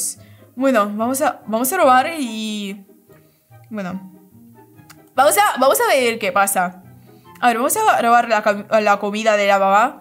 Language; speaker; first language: Spanish; non-native, fluent; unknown